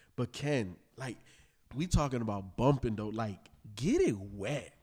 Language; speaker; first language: English; native; English